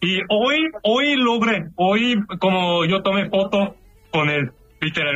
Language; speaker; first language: Spanish; non-native, fluent; Korean